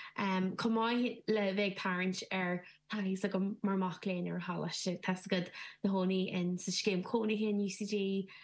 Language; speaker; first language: Irish; native; Irish